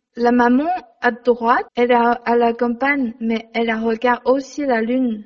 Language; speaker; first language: French; non-native, learner; Chinese